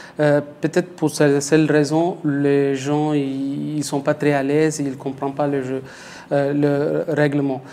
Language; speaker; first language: French; non-native, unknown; Tamil